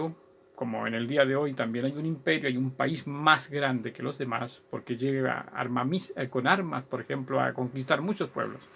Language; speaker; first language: Spanish; native; Spanish